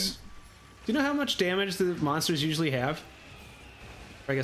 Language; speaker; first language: English; native; English